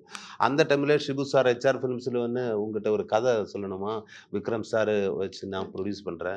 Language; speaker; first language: Tamil; non-native, learner; Malayalam